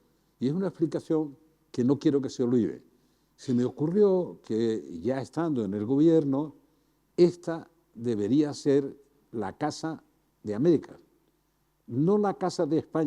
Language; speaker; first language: Spanish; native; Spanish